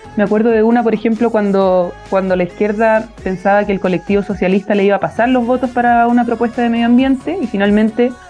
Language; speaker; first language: Spanish; native; Spanish